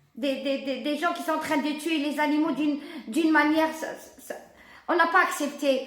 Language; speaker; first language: French; non-native, local second language; Arabic